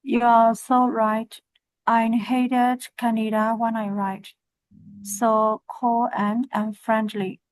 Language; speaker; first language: English; non-native, learner; Burmese